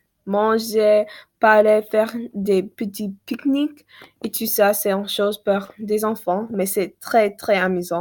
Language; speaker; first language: French; non-native, learner; English